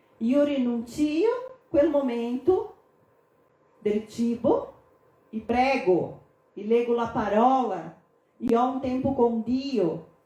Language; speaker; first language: Italian; non-native, fluent; Portuguese